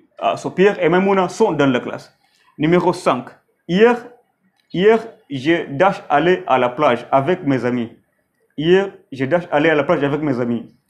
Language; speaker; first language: French; non-native, fluent; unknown